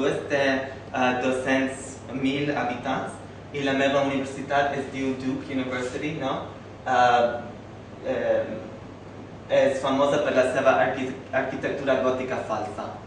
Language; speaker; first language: Catalan; non-native, fluent; English